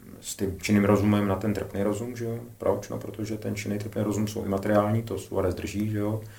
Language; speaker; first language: Czech; native; Czech